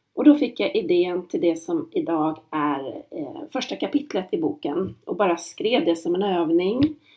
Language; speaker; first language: Swedish; native; Swedish